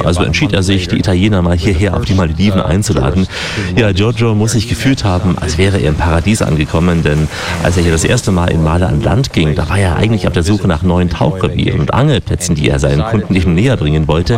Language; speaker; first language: German; native; German